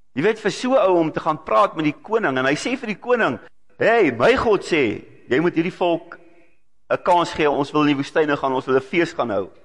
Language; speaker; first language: Afrikaans; native; Afrikaans